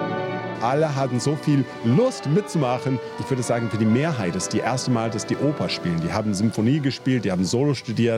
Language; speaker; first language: German; non-native, fluent; English